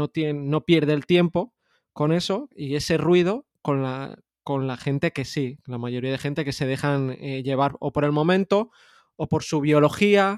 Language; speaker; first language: Spanish; native; Spanish